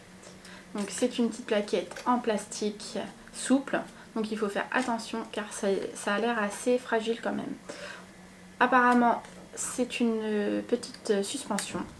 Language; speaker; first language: French; native; French